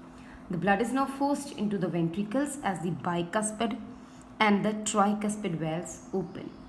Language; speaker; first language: English; non-native, local second language; Hindi